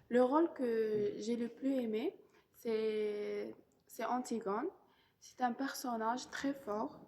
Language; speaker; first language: French; non-native, local second language; Arabic